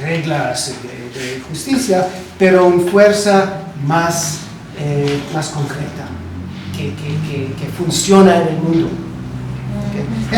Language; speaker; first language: Spanish; non-native, learner; Hebrew